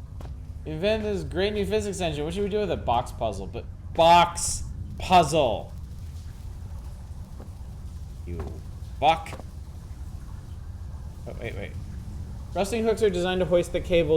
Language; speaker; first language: English; native; English